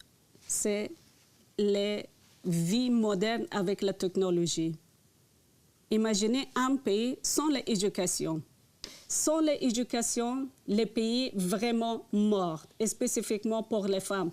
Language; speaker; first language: French; non-native, learner; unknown